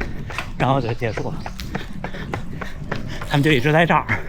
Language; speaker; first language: Chinese; native; Chinese